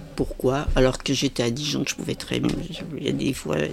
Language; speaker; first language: French; native; French